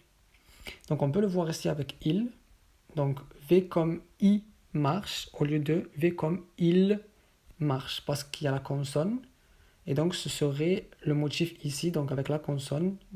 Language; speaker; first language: French; native; French